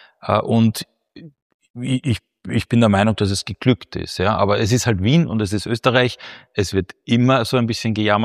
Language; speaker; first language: German; native; German